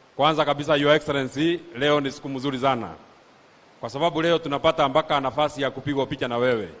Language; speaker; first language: Swahili; non-native, local second language; Kikuyu